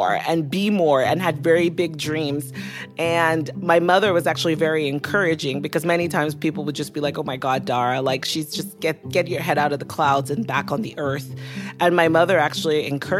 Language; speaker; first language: English; non-native, local second language; Yoruba